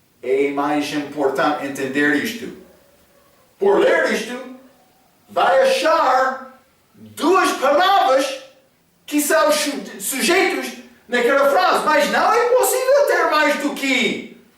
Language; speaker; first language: Portuguese; non-native, fluent; English